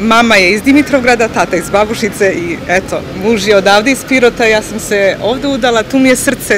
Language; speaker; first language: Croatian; early bilingual, heritage; Serbian